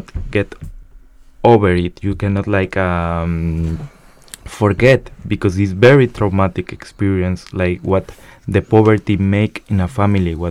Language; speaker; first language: English; non-native, fluent; Spanish